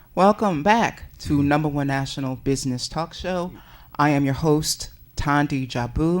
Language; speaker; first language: English; native; English